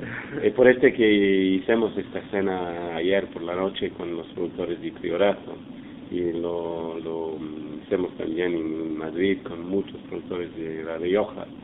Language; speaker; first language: Spanish; non-native, fluent; English